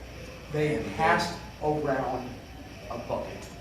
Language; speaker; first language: English; native; English